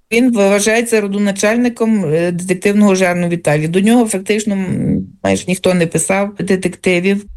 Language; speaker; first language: Ukrainian; native; Ukrainian